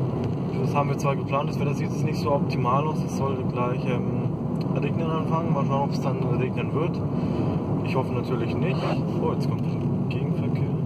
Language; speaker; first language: German; native; German